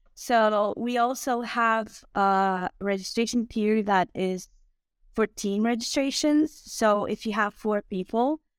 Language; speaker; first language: English; non-native, fluent; Croatian